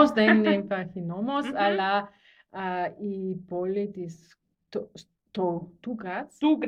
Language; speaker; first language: Greek; non-native, learner; German